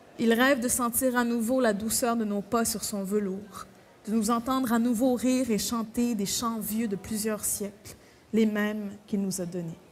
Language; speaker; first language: French; native; French